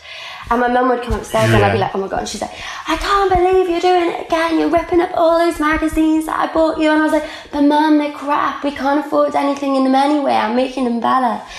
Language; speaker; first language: English; non-native, local second language; Welsh